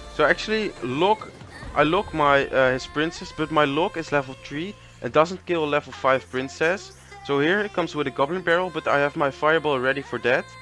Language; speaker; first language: English; non-native, fluent; Dutch